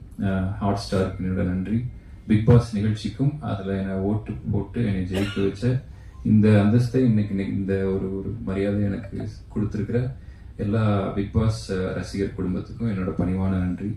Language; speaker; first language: Tamil; native; Tamil